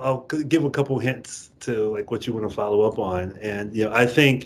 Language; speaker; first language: English; native; English